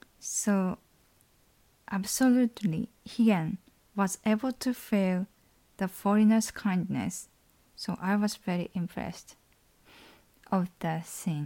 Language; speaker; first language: English; non-native, learner; Japanese